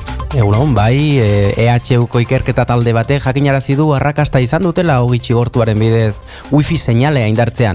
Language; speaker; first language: Basque; native; Basque